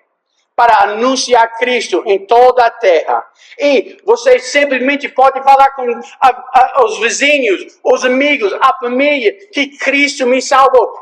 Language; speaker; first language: Portuguese; non-native, fluent; English